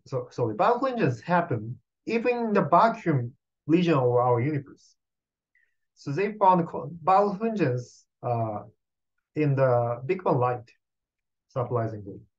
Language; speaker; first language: English; non-native, fluent; Japanese